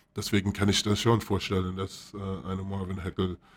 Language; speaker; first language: German; non-native, fluent; English